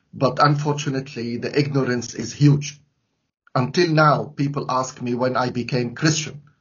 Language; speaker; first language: English; non-native, fluent; Arabic